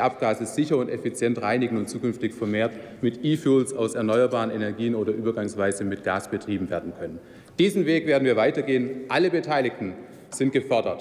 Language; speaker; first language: German; native; German